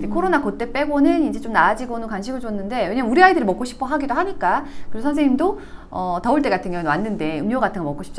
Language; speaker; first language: Korean; native; Korean